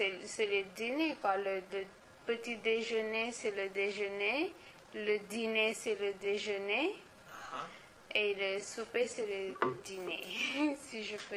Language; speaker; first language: French; non-native, local second language; Wolof